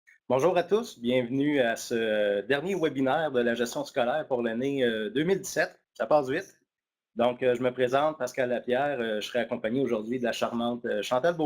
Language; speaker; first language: French; native; French